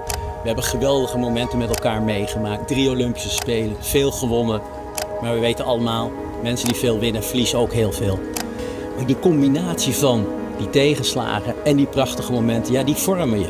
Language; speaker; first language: Dutch; native; Dutch